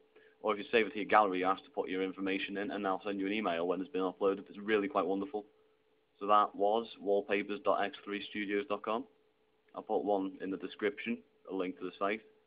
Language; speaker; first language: English; native; English